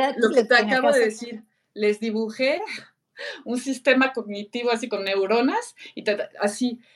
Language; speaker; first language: Spanish; non-native, fluent; French